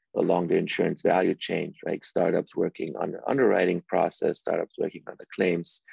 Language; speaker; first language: English; early bilingual, other home language; Persian